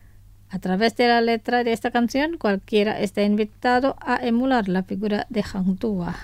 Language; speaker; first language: Spanish; non-native, fluent; Indonesian